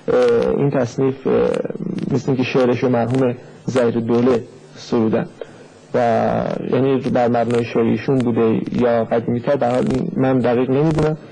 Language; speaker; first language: Persian; native; Persian